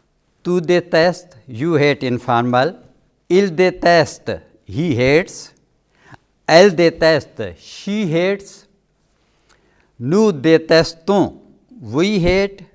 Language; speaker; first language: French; non-native, fluent; Urdu